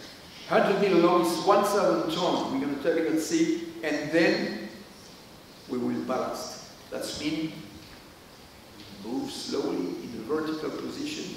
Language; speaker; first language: English; non-native, learner; French